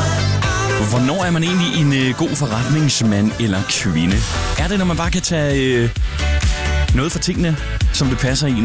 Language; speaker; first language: Danish; native; Danish